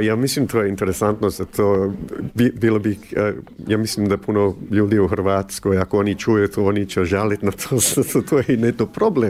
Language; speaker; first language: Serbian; early bilingual, heritage; Croatian